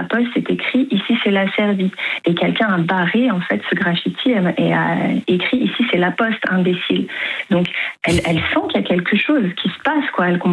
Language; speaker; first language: French; native; French